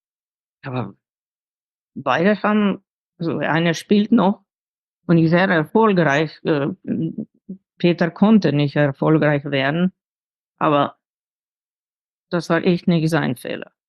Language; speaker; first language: German; non-native, fluent; Slovenian